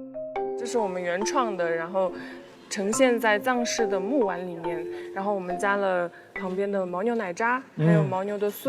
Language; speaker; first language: Chinese; non-native, local second language; Tibetan